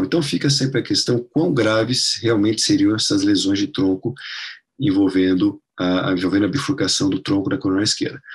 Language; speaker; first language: Portuguese; non-native, fluent; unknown